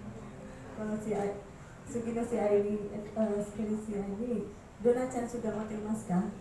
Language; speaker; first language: Japanese; non-native, learner; Indonesian